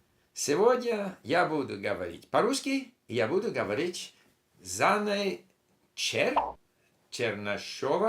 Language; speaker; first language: Russian; non-native, learner; English